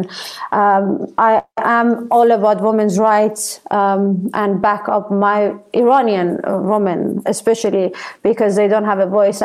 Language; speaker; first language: English; non-native, fluent; Persian